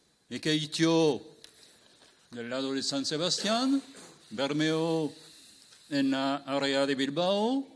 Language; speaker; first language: Spanish; non-native, fluent; French